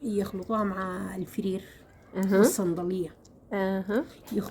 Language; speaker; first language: Arabic; native; Arabic